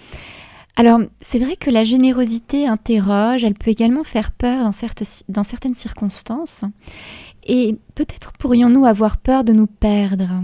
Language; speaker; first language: French; native; French